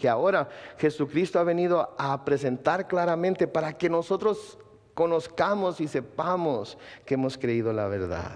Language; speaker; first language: Spanish; native; Spanish